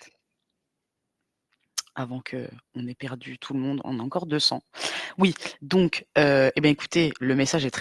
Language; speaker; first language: French; native; French